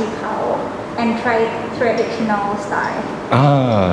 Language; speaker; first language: English; non-native, learner; Thai